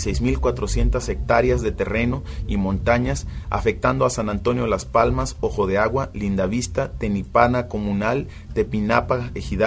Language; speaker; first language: Spanish; native; Spanish